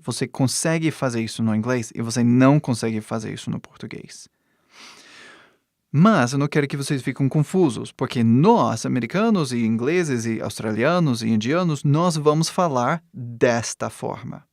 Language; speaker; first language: Portuguese; non-native, fluent; English